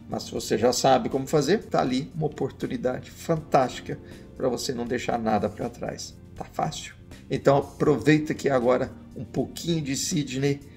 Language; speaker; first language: Portuguese; early bilingual, other home language; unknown